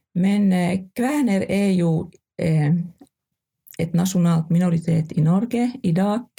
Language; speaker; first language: Norwegian; non-native, fluent; Finnish